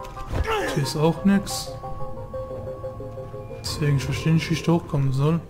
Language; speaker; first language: German; native; German